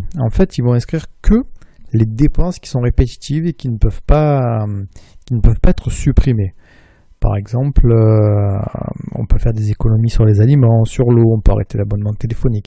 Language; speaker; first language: French; native; French